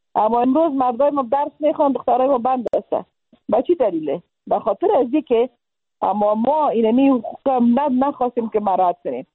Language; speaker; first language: Persian; non-native, local second language; Pashto